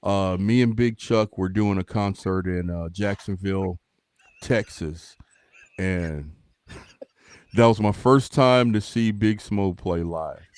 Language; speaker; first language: English; native; English